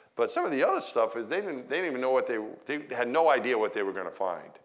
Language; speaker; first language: English; native; English